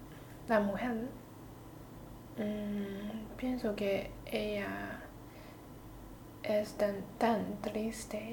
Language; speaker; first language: Spanish; non-native, learner; Chinese